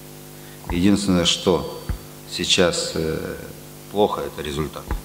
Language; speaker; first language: Russian; native; Russian